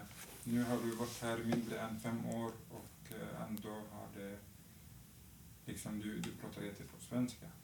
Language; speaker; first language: Swedish; non-native, fluent; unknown